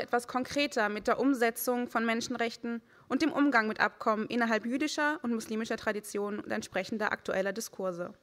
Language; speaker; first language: German; native; German